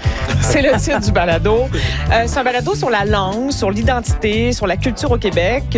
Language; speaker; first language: French; native; French